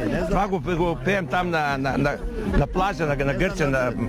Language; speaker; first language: Bulgarian; non-native, learner; Macedonian